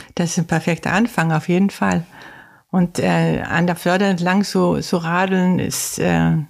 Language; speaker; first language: German; non-native, fluent; Swedish